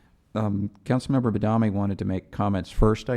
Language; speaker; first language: English; native; English